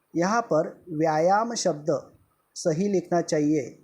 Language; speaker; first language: Hindi; non-native, local second language; Marathi